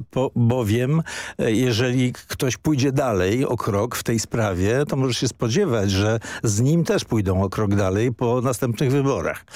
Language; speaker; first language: Polish; native; Polish